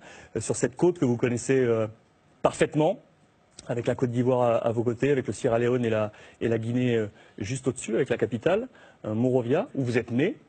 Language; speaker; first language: French; native; French